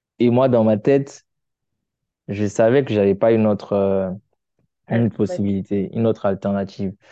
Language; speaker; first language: French; non-native, local second language; Lingala